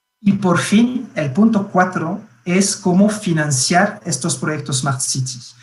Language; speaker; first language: Spanish; non-native, fluent; French